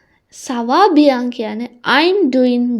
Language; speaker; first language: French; non-native, learner; Sinhala